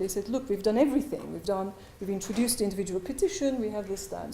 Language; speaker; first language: English; non-native, fluent; Turkish